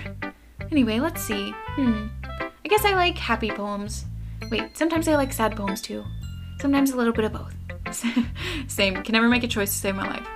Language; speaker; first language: English; native; English